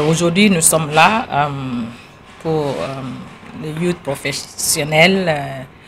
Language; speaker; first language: French; non-native, fluent; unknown